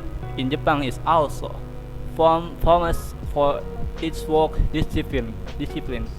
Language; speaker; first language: English; non-native, learner; Indonesian